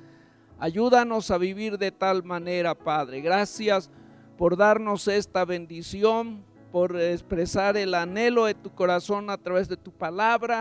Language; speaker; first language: Spanish; native; Spanish